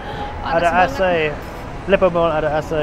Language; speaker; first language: Indonesian; non-native, learner; English